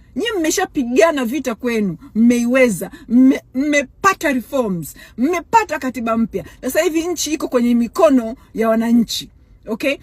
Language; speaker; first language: Swahili; native; Swahili